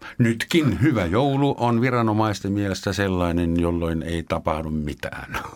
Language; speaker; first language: Finnish; non-native, fluent; German